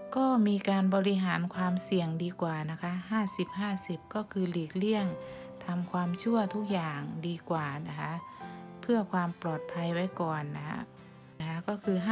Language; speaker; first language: Thai; native; Thai